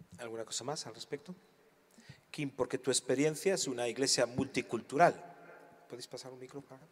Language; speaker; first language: Spanish; native; Spanish